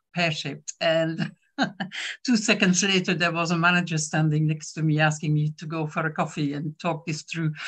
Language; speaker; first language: English; non-native, fluent; French